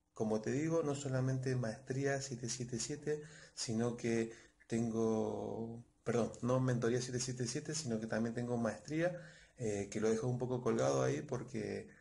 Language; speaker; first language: Spanish; native; Spanish